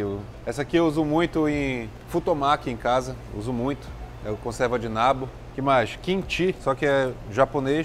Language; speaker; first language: Portuguese; native; Portuguese